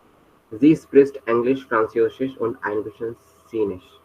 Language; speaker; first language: German; non-native, fluent; Hindi